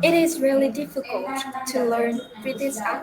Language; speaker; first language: English; non-native, fluent; Vietnamese